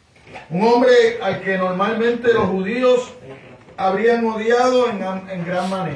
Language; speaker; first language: Spanish; native; Spanish